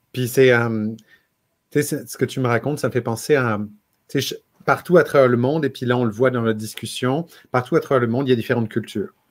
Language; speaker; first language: French; native; French